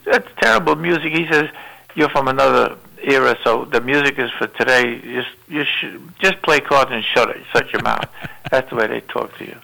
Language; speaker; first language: English; native; English